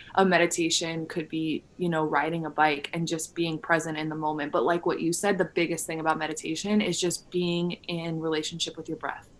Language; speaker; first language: English; native; English